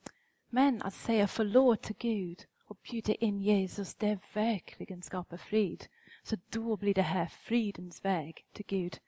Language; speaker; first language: Swedish; non-native, fluent; English